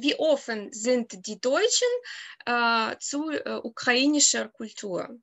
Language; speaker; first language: German; non-native, fluent; Ukrainian